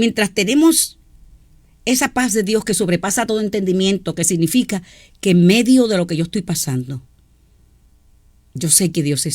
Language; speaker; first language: Spanish; native; Spanish